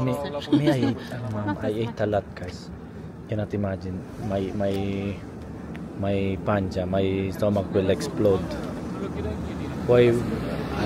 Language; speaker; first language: English; non-native, local second language; Filipino